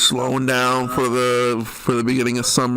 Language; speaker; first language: English; native; English